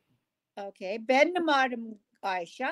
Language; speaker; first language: Turkish; non-native, learner; English